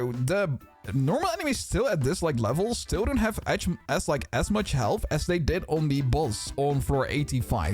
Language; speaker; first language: English; non-native, fluent; Dutch